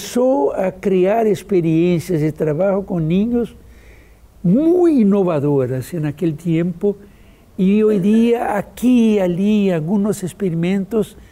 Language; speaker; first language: Spanish; non-native, fluent; Portuguese